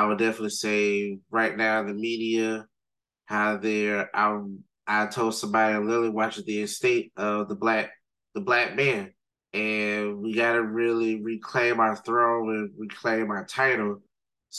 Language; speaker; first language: English; native; English